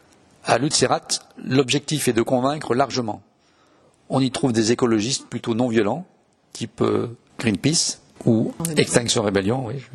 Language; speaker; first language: French; native; French